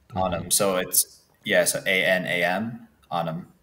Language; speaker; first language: English; native; English